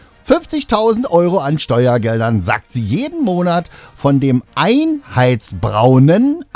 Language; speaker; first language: German; native; German